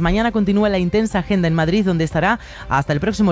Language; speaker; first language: Spanish; native; Spanish